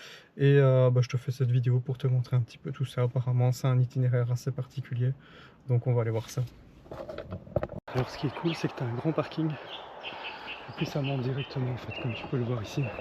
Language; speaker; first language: French; native; French